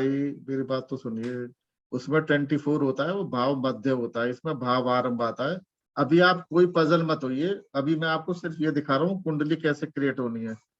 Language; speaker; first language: Hindi; native; Hindi